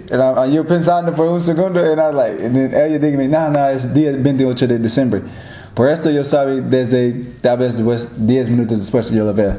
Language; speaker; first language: Spanish; non-native, learner; English